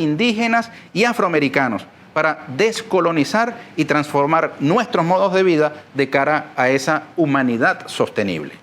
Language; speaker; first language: Spanish; native; Spanish